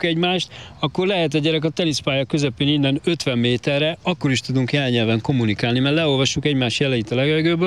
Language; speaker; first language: Hungarian; native; Hungarian